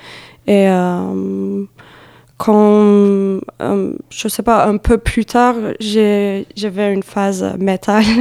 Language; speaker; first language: French; non-native, fluent; Turkish